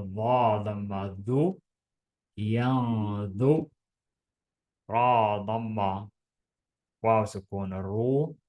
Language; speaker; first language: Arabic; non-native, fluent; Estonian